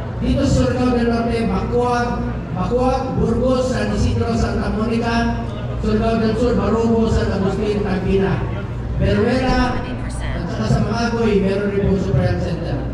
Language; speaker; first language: Filipino; non-native, local second language; Cebuano